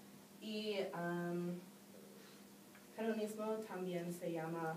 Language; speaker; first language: Spanish; non-native, learner; English